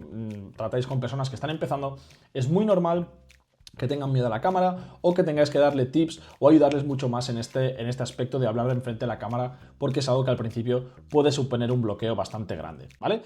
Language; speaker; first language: Spanish; native; Spanish